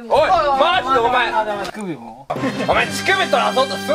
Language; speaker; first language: Japanese; native; Japanese